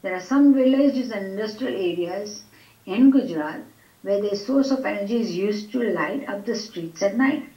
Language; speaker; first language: English; non-native, local second language; Gujarati